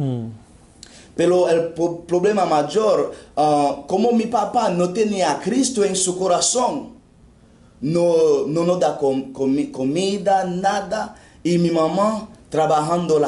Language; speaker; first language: Spanish; non-native, fluent; Haitian Creole